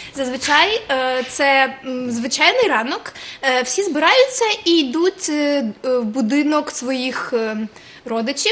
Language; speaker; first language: Ukrainian; native; Ukrainian